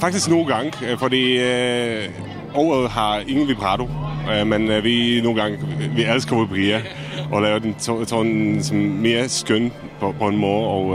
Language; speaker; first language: Danish; non-native, fluent; Czech